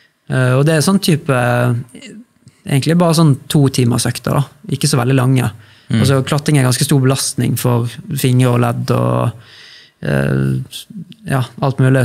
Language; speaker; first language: Norwegian; native; Norwegian